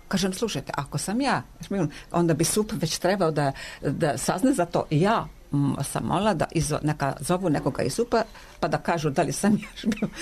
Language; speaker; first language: Serbian; non-native, local second language; Hungarian